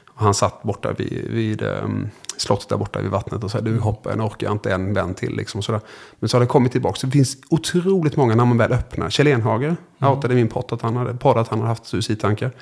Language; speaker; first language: Swedish; native; Swedish